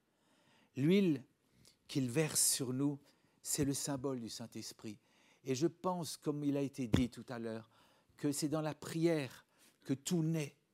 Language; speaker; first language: French; native; French